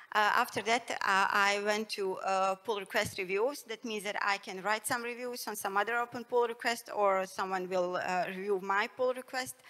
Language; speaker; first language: English; non-native, fluent; Bosnian